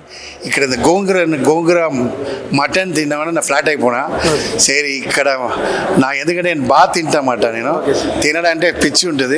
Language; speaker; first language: Telugu; non-native, local second language; Tamil